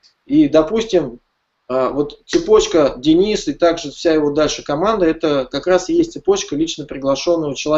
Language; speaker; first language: Russian; native; Russian